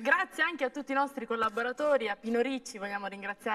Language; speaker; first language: Italian; native; Italian